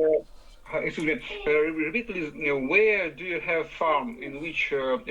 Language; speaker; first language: English; non-native, learner; Ukrainian